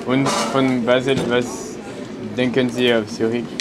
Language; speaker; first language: German; non-native, learner; French